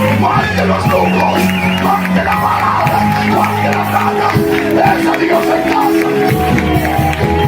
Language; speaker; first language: Spanish; native; Spanish